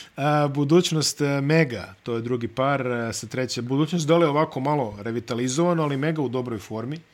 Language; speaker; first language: Bosnian; native; Bosnian